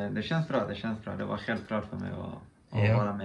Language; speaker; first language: Swedish; early bilingual, other home language; Kurdish